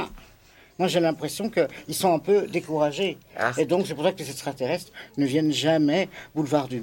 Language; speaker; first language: French; native; French